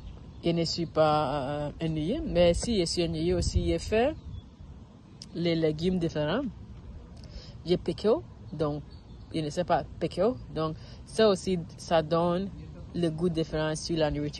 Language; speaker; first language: French; non-native, learner; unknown